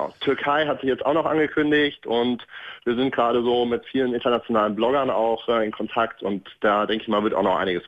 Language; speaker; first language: German; native; German